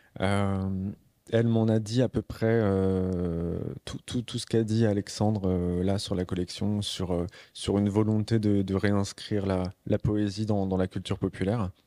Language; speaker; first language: French; native; French